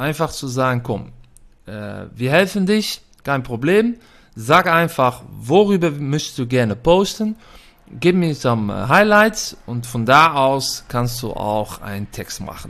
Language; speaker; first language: German; non-native, fluent; Dutch